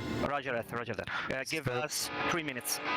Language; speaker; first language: English; non-native, fluent; German